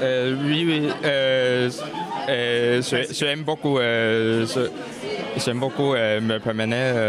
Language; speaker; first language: French; non-native, learner; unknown